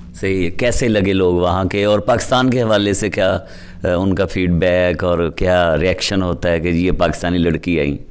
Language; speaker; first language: Urdu; native; Urdu